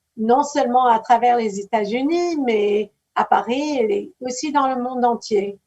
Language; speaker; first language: French; early bilingual, other home language; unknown